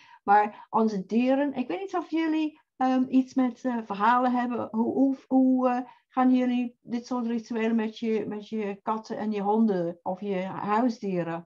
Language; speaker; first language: Dutch; non-native, fluent; English